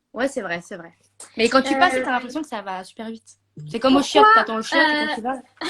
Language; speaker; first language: French; native; French